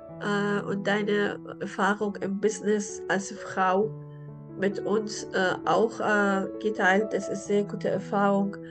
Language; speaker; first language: German; non-native, learner; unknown